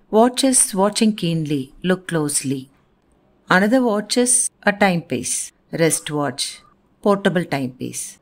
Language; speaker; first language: English; non-native, local second language; Tamil